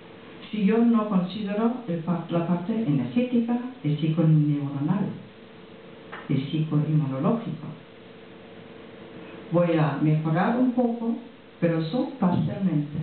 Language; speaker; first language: Spanish; non-native, fluent; French